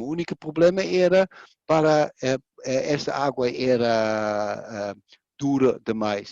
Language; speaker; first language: Portuguese; non-native, fluent; Dutch